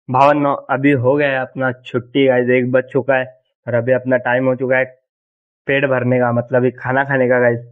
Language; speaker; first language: Hindi; non-native, local second language; Marathi